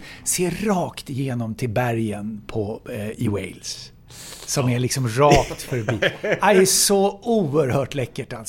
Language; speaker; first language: Swedish; native; Swedish